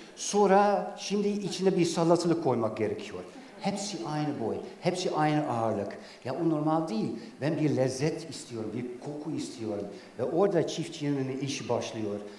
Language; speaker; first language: Turkish; non-native, fluent; Dutch